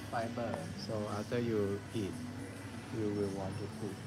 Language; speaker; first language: English; non-native, learner; Thai